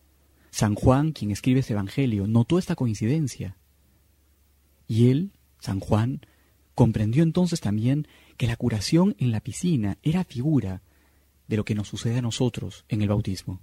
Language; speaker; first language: Spanish; native; Spanish